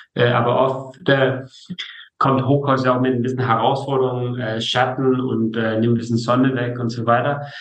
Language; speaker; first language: German; non-native, fluent; Danish